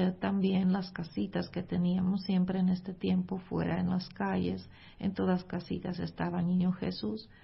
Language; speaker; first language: Spanish; non-native, fluent; Czech